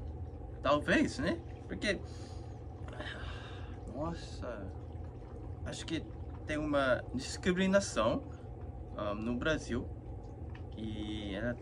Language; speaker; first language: Portuguese; non-native, fluent; Korean